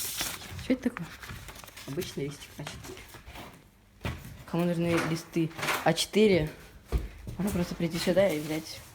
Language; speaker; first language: Russian; native; Russian